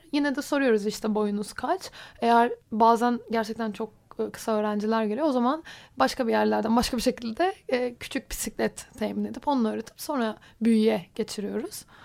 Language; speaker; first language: Turkish; native; Turkish